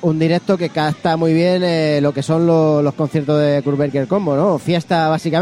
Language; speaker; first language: Spanish; native; Spanish